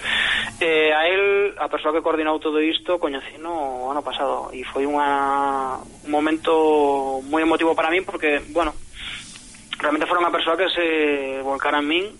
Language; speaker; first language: Galician; non-native, local second language; Spanish